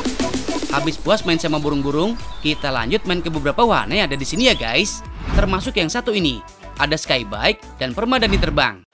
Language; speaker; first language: Indonesian; native; Indonesian